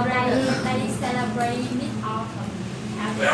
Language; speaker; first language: English; non-native, learner; Vietnamese